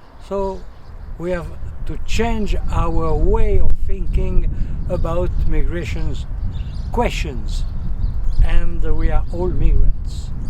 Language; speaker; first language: English; non-native, fluent; French